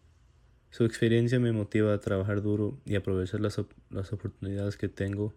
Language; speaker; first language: Spanish; early bilingual, heritage; Spanish